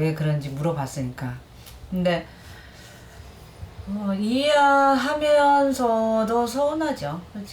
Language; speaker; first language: Korean; native; Korean